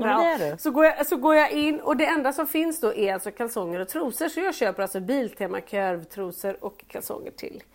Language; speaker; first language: Swedish; native; Swedish